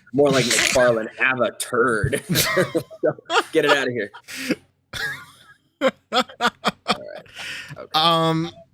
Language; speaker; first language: English; native; English